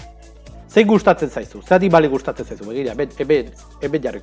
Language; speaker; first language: Basque; non-native, local second language; Spanish